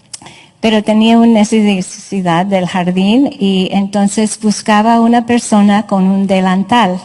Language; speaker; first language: Spanish; non-native, fluent; English